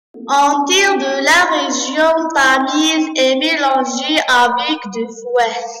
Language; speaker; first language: French; non-native, learner; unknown